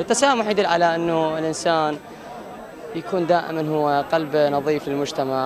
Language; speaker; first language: Arabic; native; Arabic